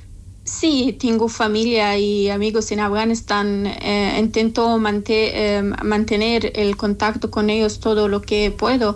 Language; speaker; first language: Spanish; non-native, learner; Persian